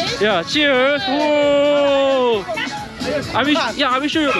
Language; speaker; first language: English; non-native, learner; Korean